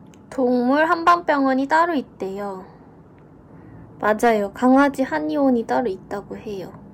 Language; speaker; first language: Korean; early bilingual, heritage; Korean